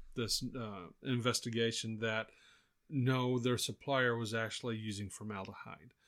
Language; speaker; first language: English; native; English